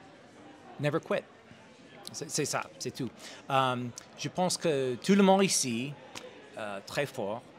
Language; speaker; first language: French; non-native, learner; English